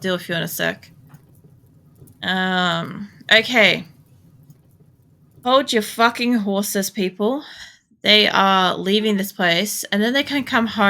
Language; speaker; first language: English; native; English